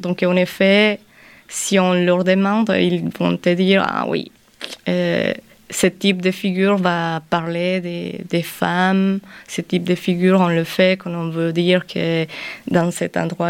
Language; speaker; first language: French; non-native, fluent; Spanish